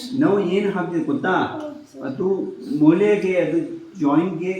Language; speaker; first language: Kannada; non-native, local second language; Tibetan